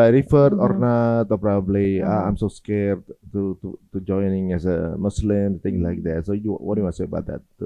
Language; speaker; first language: English; non-native, fluent; Indonesian